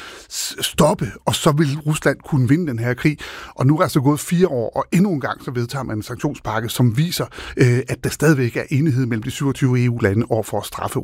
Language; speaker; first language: Danish; native; Danish